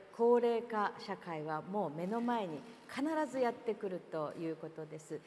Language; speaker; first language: Japanese; native; Japanese